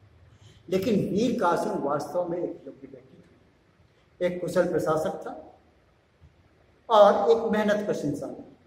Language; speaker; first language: Hindi; native; Hindi